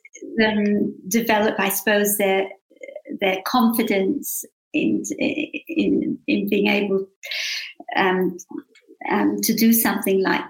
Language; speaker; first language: English; native; English